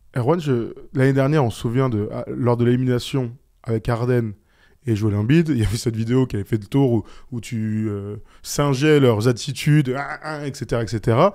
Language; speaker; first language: French; native; French